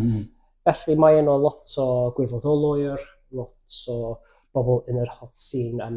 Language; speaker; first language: Welsh; non-native, fluent; English